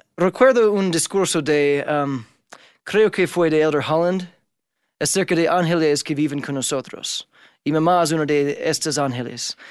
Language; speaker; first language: Spanish; non-native, fluent; English